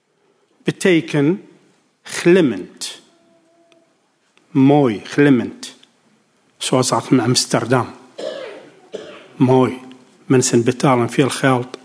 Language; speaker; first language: Dutch; non-native, learner; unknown